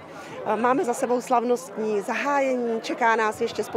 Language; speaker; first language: Czech; native; Czech